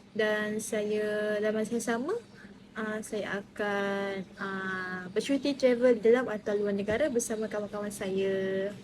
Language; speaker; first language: Malay; native; Malay